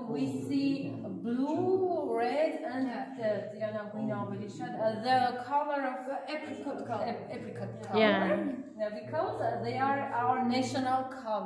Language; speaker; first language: English; non-native, learner; Armenian